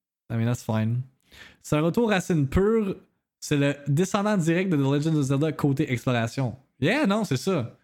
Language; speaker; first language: French; native; French